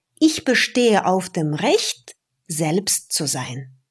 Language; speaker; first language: German; non-native, fluent; Russian